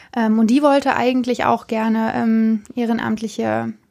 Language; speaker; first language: German; native; German